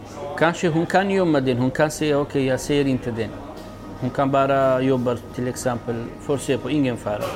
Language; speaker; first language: Swedish; non-native, learner; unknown